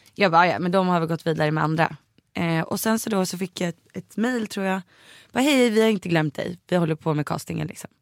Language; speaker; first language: Swedish; native; Swedish